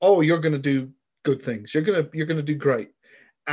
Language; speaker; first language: English; native; English